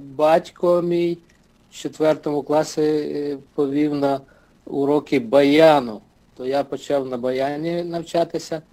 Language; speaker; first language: Ukrainian; native; Ukrainian